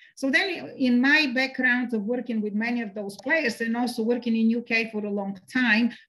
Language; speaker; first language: English; non-native, fluent; Bulgarian